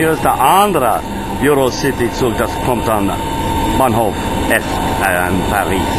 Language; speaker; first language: German; non-native, learner; English